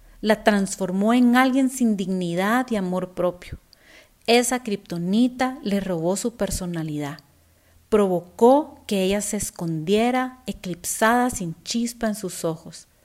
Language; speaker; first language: Spanish; native; Spanish